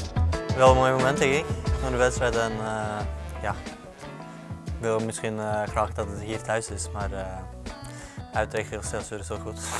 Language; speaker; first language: Dutch; non-native, fluent; Norwegian